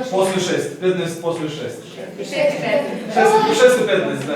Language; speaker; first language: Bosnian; non-native, fluent; Russian